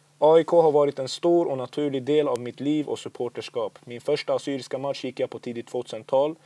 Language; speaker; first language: Swedish; early bilingual, other home language; Assyrian Neo-Aramaic